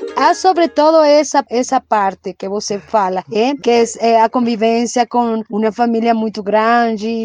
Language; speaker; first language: Portuguese; non-native, fluent; Spanish